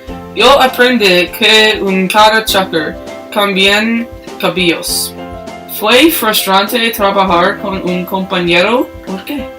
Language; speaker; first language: Spanish; non-native, learner; English